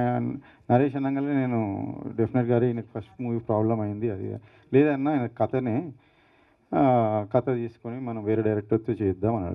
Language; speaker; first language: Telugu; native; Telugu